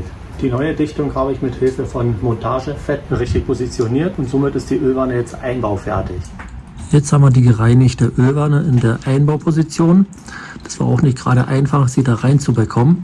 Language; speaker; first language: German; native; German